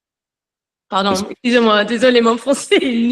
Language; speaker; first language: French; non-native, learner; English